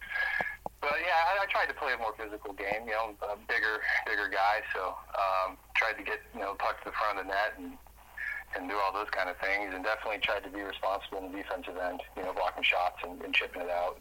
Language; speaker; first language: English; native; English